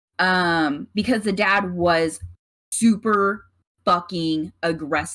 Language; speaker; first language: English; native; English